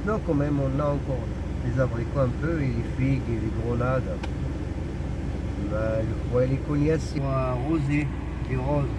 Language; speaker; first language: French; non-native, local second language; Arabic